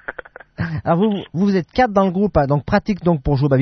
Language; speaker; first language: French; native; French